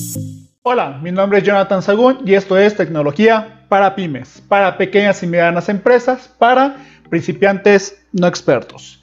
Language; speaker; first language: Spanish; native; Spanish